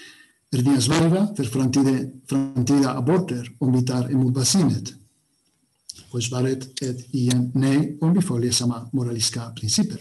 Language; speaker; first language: Swedish; non-native, fluent; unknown